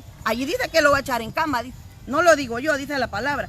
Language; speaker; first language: Spanish; native; Spanish